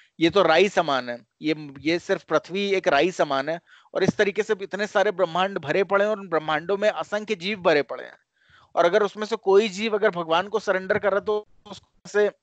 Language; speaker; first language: Hindi; native; Hindi